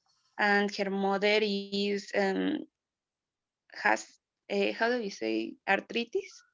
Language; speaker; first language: English; non-native, learner; Spanish